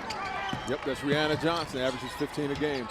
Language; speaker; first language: English; native; English